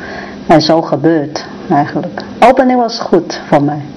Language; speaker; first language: Dutch; non-native, learner; Chinese